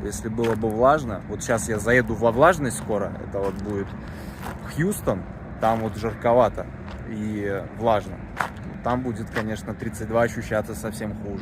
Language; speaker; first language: Russian; native; Russian